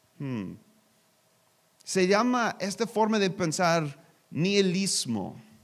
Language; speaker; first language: Spanish; non-native, learner; English